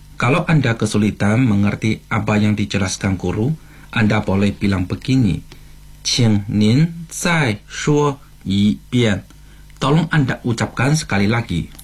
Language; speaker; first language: Malay; non-native, fluent; Chinese